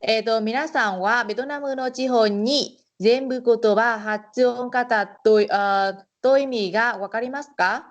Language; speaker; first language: Japanese; non-native, learner; Vietnamese